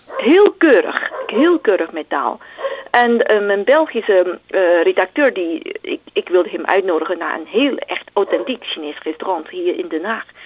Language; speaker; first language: Dutch; non-native, fluent; Chinese